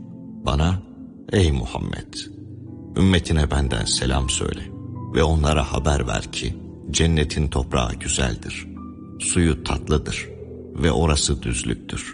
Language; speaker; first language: Turkish; native; Turkish